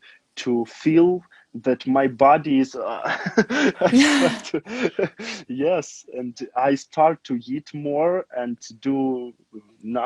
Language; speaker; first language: English; non-native, learner; Romanian